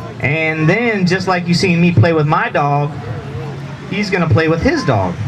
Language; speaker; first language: English; native; English